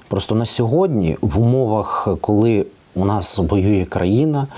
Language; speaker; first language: Ukrainian; non-native, local second language; Russian